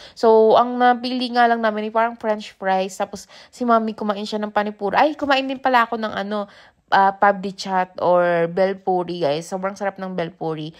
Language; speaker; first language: Filipino; native; Filipino